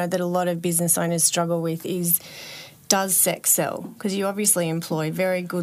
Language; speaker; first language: English; native; English